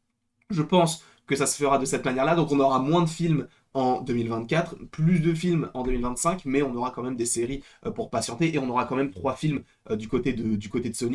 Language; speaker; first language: French; native; French